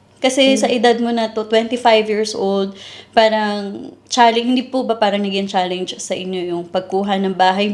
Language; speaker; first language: Filipino; native; Filipino